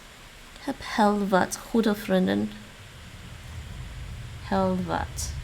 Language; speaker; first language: Dutch; non-native, learner; English